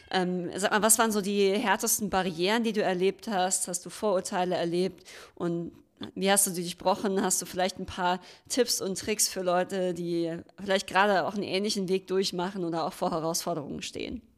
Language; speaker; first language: German; native; German